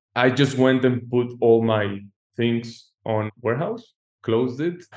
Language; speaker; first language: English; non-native, fluent; Spanish